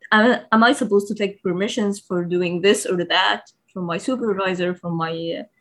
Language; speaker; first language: English; non-native, fluent; Arabic